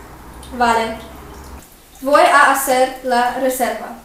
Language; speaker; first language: Spanish; non-native, learner; English